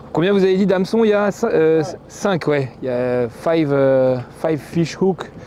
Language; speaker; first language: French; native; French